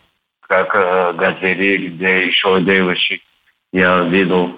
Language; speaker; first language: Russian; non-native, learner; Turkish